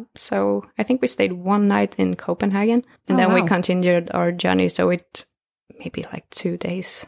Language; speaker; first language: English; non-native, fluent; Swedish